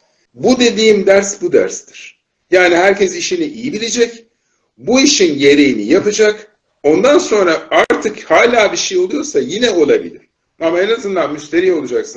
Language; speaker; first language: Turkish; native; Turkish